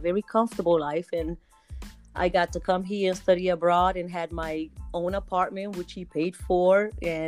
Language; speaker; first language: English; non-native, fluent; Kabuverdianu